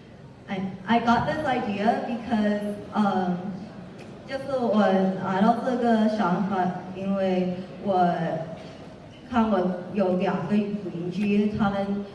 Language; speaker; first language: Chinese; early bilingual, heritage; Chinese